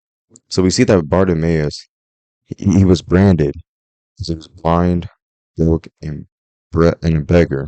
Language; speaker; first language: English; native; English